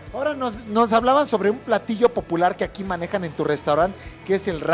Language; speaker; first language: Spanish; native; Spanish